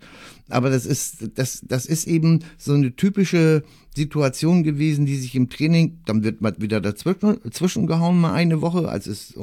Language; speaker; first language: German; native; German